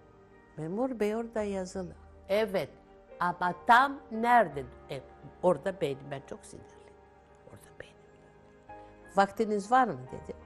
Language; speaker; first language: Turkish; non-native, local second language; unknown